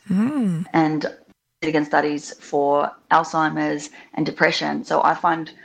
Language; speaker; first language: English; native; English